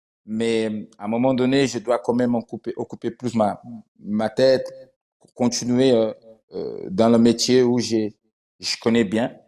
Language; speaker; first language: French; non-native, fluent; Portuguese